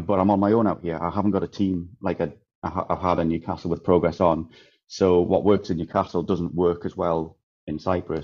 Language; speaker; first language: English; native; English